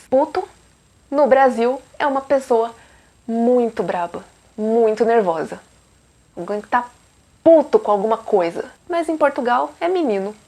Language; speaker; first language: Portuguese; native; Portuguese